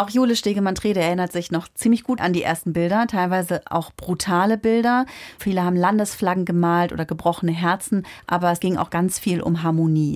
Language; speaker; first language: German; native; German